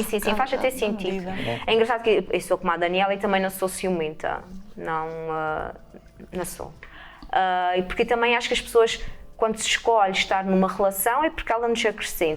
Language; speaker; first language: Portuguese; native; Portuguese